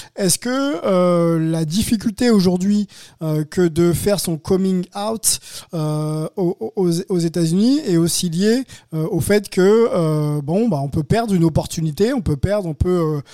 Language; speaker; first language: French; native; French